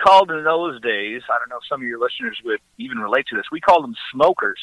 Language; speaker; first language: English; native; English